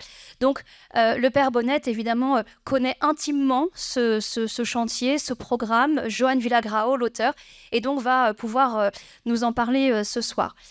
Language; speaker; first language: French; native; French